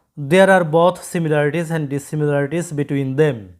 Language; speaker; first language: English; non-native, local second language; Bangla